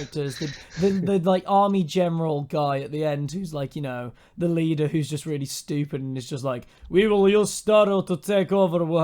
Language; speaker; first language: English; native; English